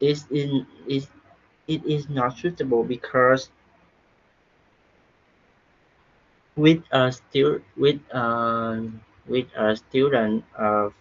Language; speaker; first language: English; non-native, learner; Vietnamese